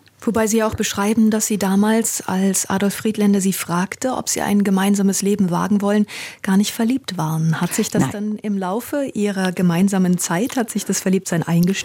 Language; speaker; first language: German; native; German